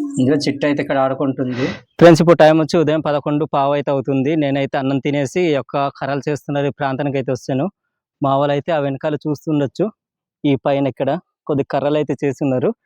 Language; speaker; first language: Telugu; non-native, local second language; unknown